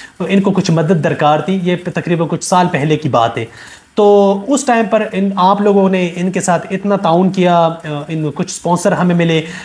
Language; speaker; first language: Urdu; non-native, local second language; Pashto